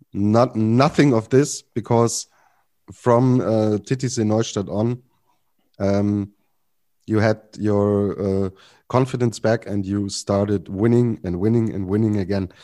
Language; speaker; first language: English; non-native, fluent; German